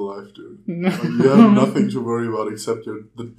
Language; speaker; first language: English; non-native, fluent; German